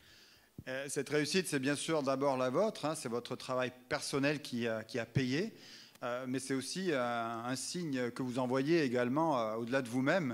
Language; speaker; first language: French; native; French